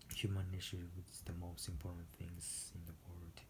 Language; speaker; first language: English; non-native, fluent; Japanese